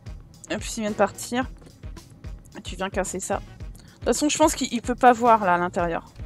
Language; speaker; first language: French; native; French